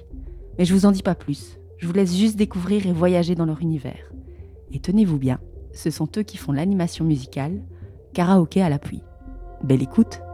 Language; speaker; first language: French; native; French